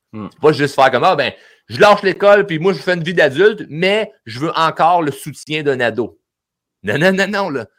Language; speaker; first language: French; native; French